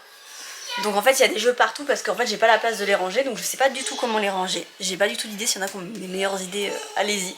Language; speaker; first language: French; native; French